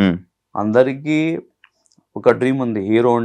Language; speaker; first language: Telugu; non-native, learner; Hindi